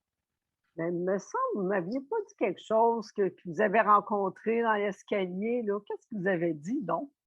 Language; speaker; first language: French; native; French